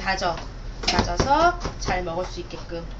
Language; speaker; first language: Korean; native; Korean